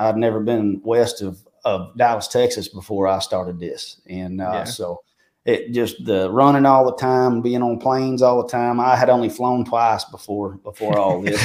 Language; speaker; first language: English; native; English